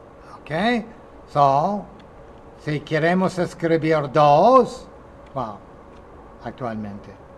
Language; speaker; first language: Spanish; non-native, fluent; English